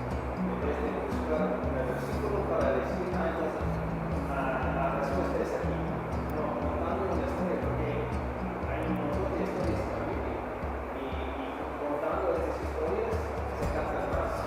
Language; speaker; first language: Spanish; non-native, fluent; English